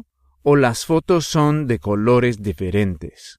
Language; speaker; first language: Spanish; non-native, fluent; English